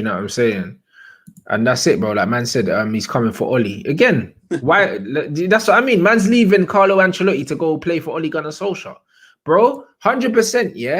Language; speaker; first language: English; native; English